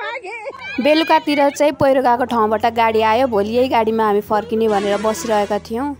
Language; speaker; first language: Nepali; native; Nepali